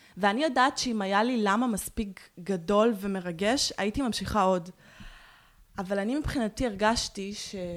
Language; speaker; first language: Hebrew; native; Hebrew